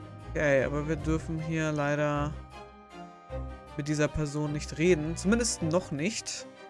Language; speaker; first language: German; native; German